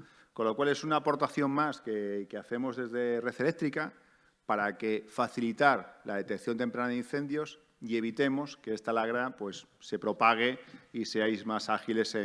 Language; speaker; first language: Spanish; native; Spanish